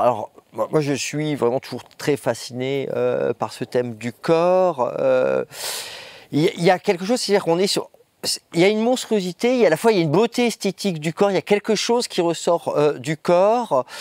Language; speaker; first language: French; native; French